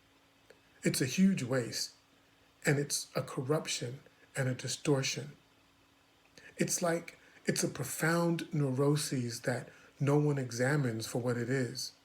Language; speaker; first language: English; native; English